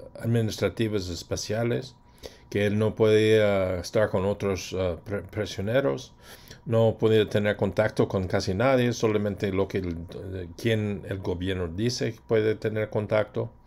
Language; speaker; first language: Spanish; non-native, fluent; English